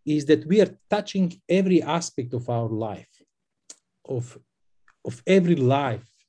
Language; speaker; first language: English; non-native, fluent; Macedonian